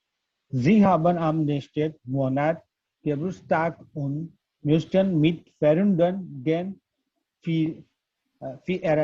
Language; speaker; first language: German; non-native, learner; Gujarati